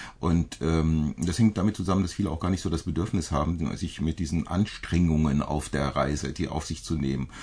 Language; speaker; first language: German; native; German